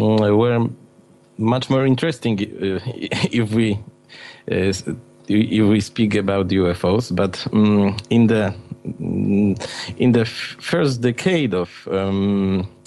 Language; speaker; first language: English; non-native, fluent; Polish